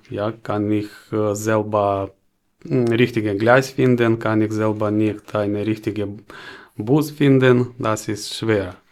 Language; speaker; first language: German; non-native, learner; Ukrainian